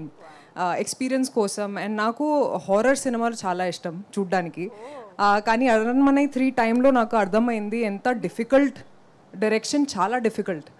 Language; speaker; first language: Telugu; non-native, local second language; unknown